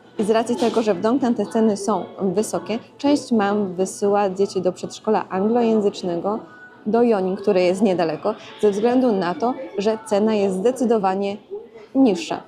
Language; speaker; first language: Polish; native; Polish